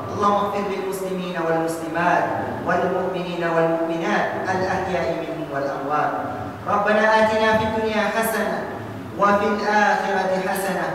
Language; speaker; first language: Arabic; non-native, fluent; Fula